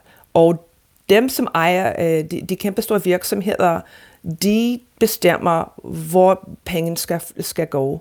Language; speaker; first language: Danish; non-native, fluent; English